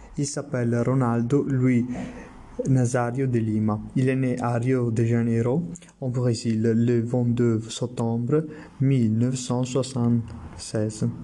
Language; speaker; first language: French; non-native, learner; Italian